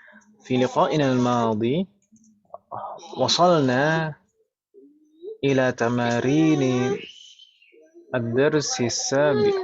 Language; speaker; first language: Arabic; non-native, fluent; Indonesian